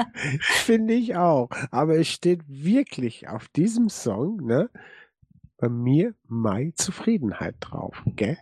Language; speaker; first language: German; native; German